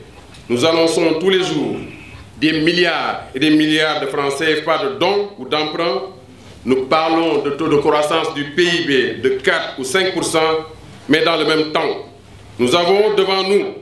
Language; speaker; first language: French; non-native, local second language; Wolof